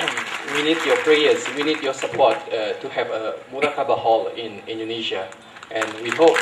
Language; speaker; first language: English; non-native, fluent; Indonesian